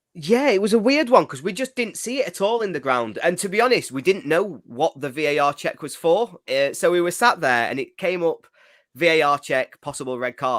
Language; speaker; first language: English; native; English